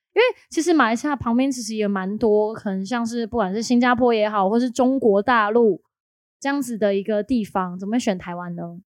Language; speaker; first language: Chinese; native; Chinese